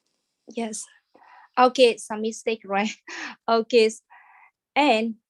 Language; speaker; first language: English; non-native, fluent; Vietnamese